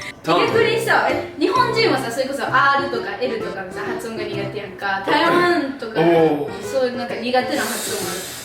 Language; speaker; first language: Japanese; native; Japanese